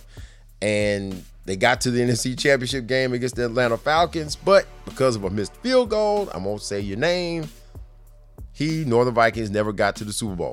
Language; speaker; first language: English; native; English